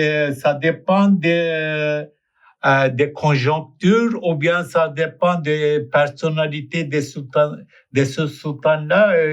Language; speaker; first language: French; non-native, fluent; Turkish